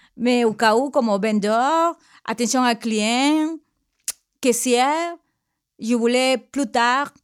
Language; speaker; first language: French; non-native, learner; Spanish